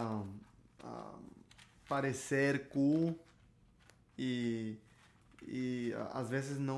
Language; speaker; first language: Portuguese; non-native, learner; Spanish